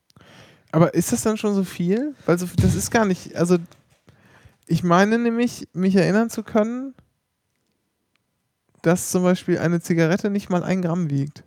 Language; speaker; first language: German; native; German